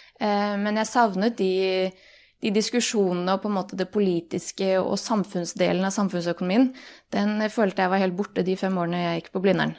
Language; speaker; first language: Norwegian; early bilingual, other home language; Bosnian